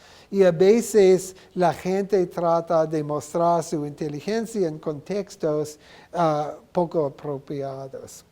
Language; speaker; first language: Spanish; non-native, learner; English